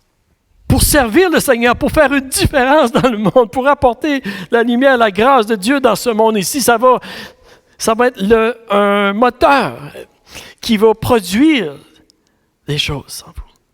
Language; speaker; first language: French; native; French